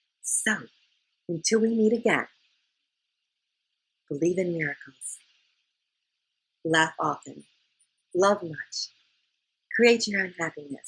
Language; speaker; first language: English; native; English